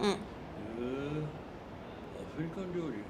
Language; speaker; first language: Japanese; native; Japanese